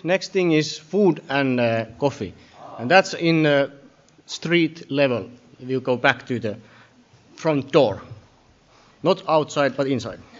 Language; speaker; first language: English; non-native, fluent; Finnish